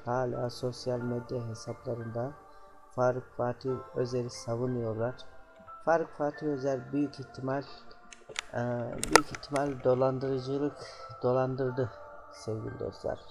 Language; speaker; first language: Turkish; native; Turkish